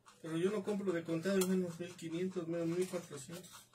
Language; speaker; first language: Spanish; native; Spanish